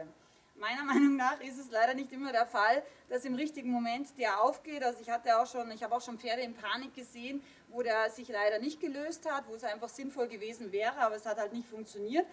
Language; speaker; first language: German; native; German